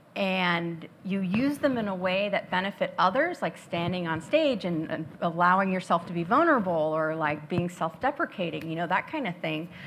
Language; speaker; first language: English; native; English